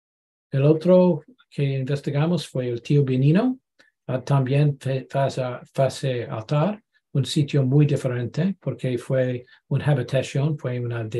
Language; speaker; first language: Spanish; non-native, learner; English